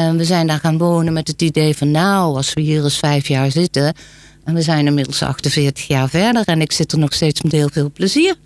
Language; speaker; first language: Dutch; native; Dutch